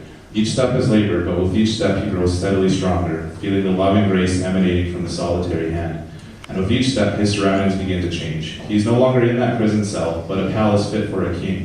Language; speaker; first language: English; native; English